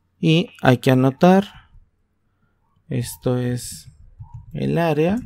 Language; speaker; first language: Spanish; native; Spanish